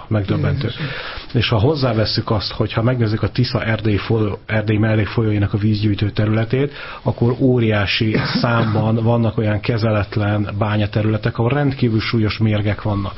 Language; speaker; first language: Hungarian; native; Hungarian